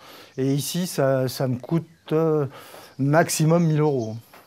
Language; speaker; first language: French; native; French